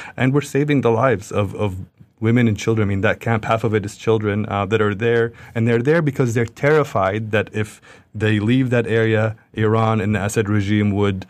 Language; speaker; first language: English; early bilingual, other home language; Arabic